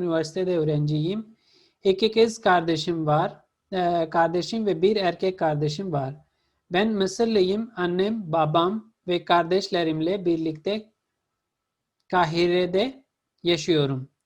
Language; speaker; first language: Turkish; non-native, fluent; Urdu